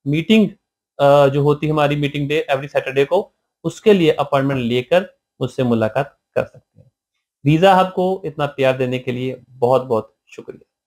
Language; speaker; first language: Hindi; non-native, local second language; Punjabi